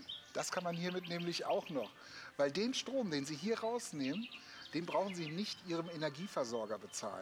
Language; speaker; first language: German; native; German